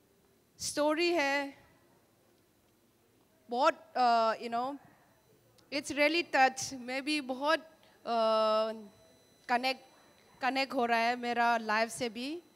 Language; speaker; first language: Hindi; non-native, local second language; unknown